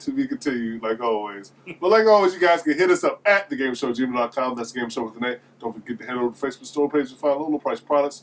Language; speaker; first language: English; native; English